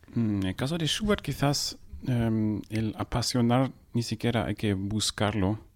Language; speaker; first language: Spanish; non-native, fluent; German